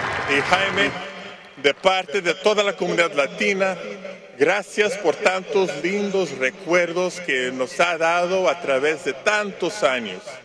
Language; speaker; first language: Spanish; early bilingual, other home language; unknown